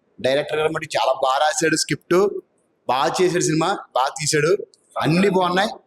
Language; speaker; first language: Telugu; native; Telugu